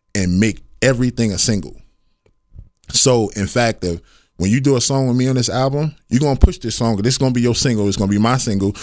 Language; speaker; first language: English; native; English